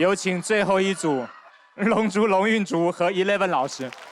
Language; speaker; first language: Chinese; native; Chinese